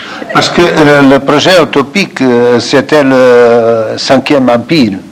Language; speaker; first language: French; non-native, fluent; Portuguese